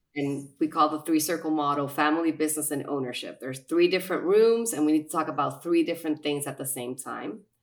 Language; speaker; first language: English; non-native, fluent; Spanish